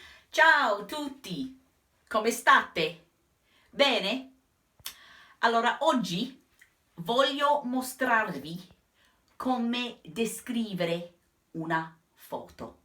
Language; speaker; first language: Italian; non-native, fluent; English